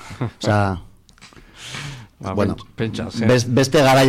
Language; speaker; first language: Basque; non-native, local second language; Spanish